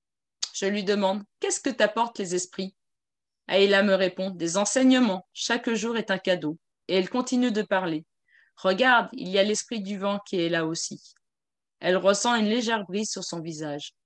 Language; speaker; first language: French; native; French